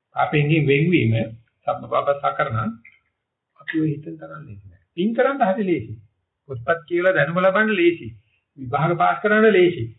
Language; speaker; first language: Sinhala; native; Sinhala